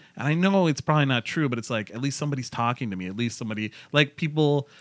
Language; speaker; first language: English; early bilingual, other home language; Hindi